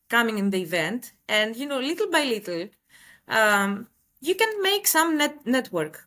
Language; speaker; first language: English; non-native, fluent; Greek